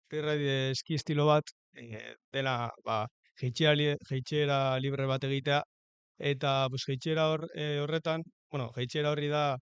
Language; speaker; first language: Basque; non-native, local second language; Spanish